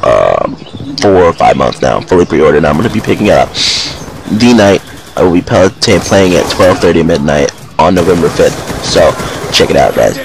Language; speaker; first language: English; native; English